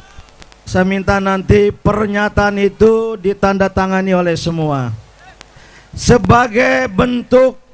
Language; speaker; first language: Indonesian; native; Indonesian